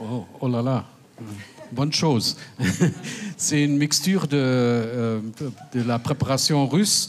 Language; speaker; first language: French; non-native, learner; German